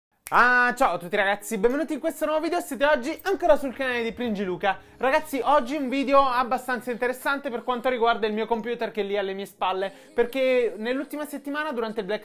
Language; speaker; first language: Italian; native; Italian